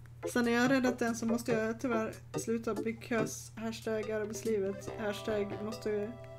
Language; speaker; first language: Swedish; native; Swedish